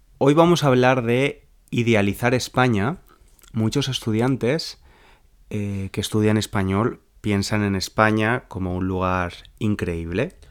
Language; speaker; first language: Spanish; native; Spanish